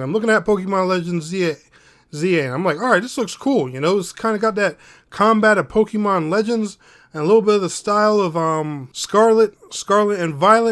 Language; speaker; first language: English; native; English